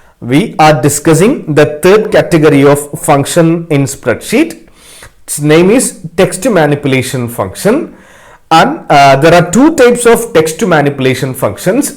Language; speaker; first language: English; non-native, local second language; Malayalam